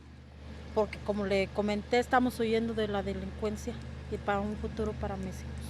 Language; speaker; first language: Spanish; native; Spanish